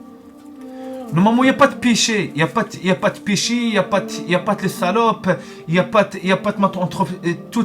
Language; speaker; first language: French; non-native, learner; Arabic